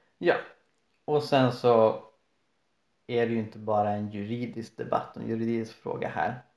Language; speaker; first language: Swedish; native; Swedish